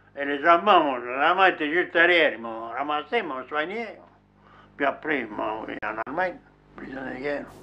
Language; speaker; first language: French; non-native, local second language; Swiss German